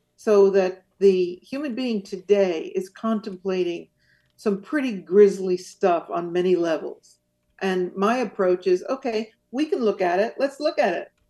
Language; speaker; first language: English; native; English